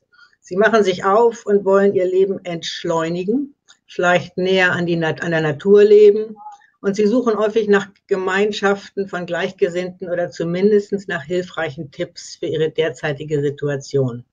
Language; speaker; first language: German; native; German